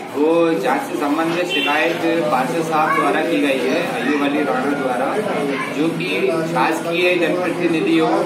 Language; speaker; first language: Hindi; native; Hindi